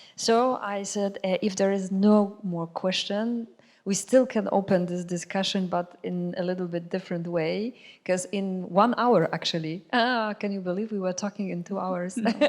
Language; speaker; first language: English; non-native, fluent; Polish